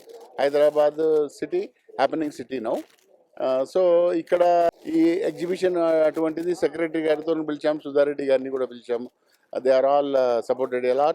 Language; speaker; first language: Telugu; native; Telugu